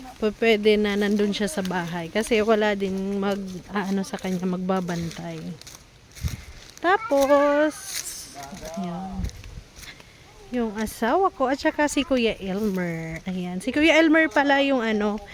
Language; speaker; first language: Filipino; non-native, local second language; Waray